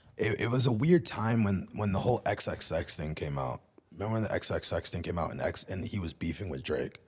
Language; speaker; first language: English; early bilingual, other home language; Spanish